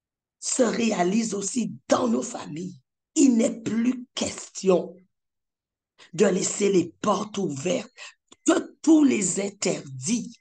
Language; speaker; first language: French; native; French